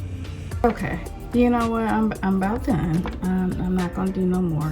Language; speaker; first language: English; native; English